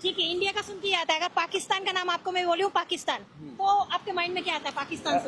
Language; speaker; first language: Hindi; non-native, fluent; Bangla